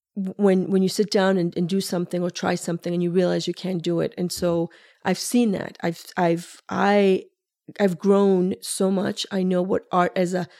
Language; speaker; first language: English; early bilingual, other home language; Spanish